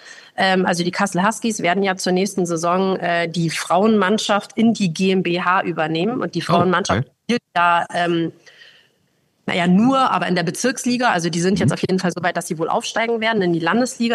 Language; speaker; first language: German; native; German